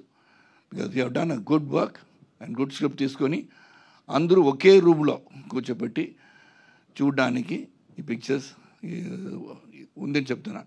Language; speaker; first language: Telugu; non-native, local second language; Tamil